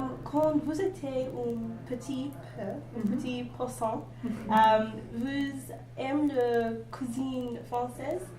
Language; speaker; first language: French; non-native, learner; English